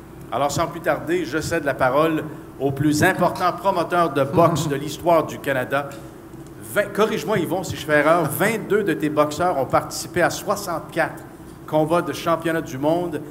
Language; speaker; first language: French; native; French